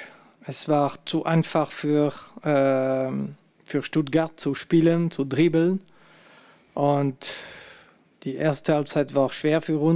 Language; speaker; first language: German; non-native, fluent; French